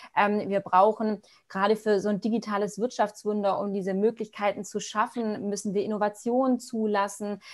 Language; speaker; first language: German; native; German